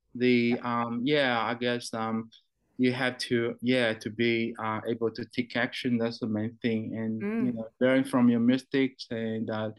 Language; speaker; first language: English; non-native, fluent; Chinese